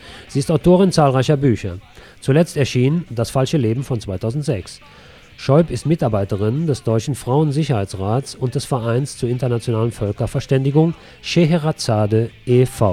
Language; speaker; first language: German; native; German